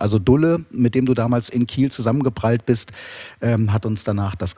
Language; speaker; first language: German; native; German